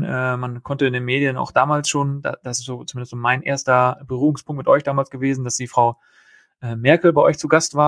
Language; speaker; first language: German; native; German